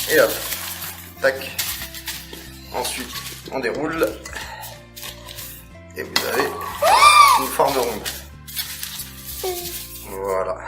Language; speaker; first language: French; native; French